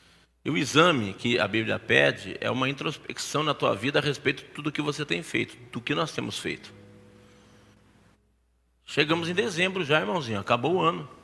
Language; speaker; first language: Portuguese; native; Portuguese